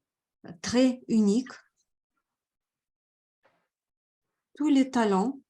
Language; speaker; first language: French; non-native, fluent; Russian